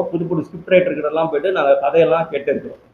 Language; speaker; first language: Tamil; native; Tamil